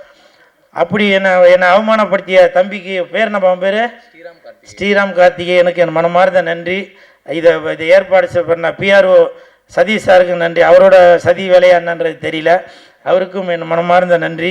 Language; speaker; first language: Tamil; native; Tamil